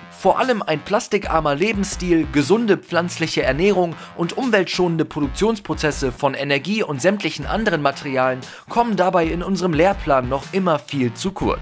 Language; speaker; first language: German; native; German